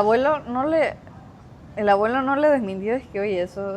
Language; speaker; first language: Spanish; native; Spanish